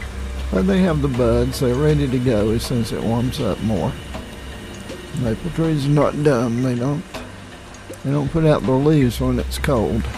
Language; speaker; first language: English; native; English